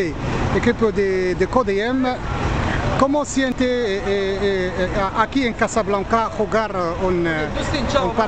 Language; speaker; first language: Spanish; non-native, learner; Arabic